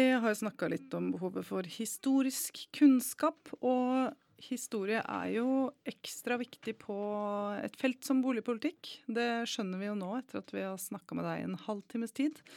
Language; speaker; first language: Norwegian; native; Norwegian